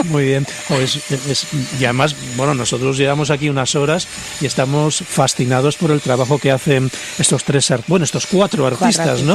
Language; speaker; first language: Spanish; native; Spanish